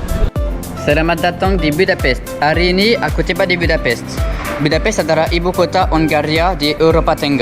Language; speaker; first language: Indonesian; non-native, learner; French